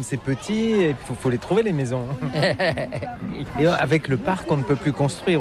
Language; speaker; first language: French; native; French